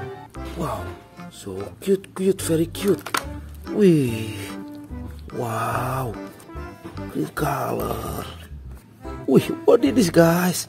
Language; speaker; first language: English; non-native, learner; Indonesian